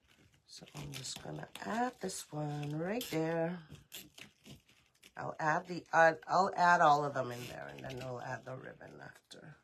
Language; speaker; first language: English; native; English